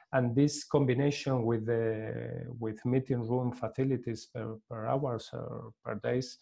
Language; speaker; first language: English; non-native, learner; Spanish